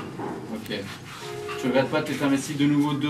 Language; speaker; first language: French; native; French